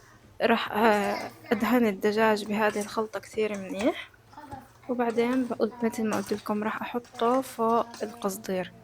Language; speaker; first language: Arabic; native; Arabic